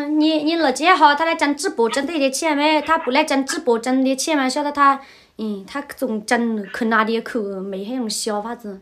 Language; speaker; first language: Chinese; non-native, fluent; Vietnamese